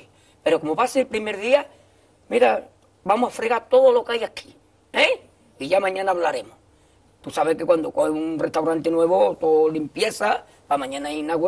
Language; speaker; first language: Spanish; native; Spanish